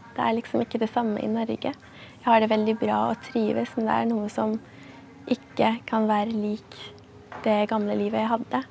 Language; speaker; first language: Norwegian; non-native, fluent; Arabic